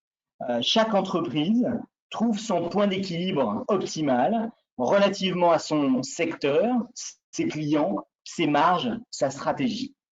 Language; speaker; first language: French; native; French